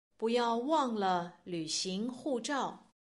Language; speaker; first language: Chinese; non-native, learner; Russian